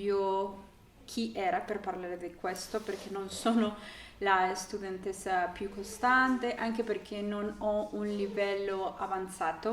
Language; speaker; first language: Italian; non-native, learner; Spanish